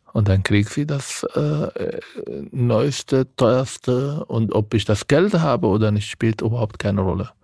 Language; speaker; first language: German; non-native, fluent; Arabic